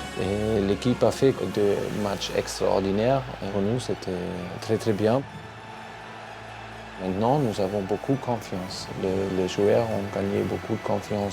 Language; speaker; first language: French; non-native, fluent; German